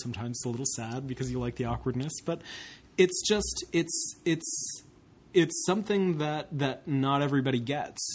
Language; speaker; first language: English; native; English